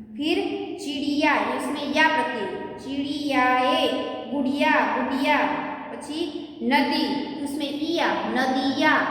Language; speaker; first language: Hindi; non-native, local second language; Gujarati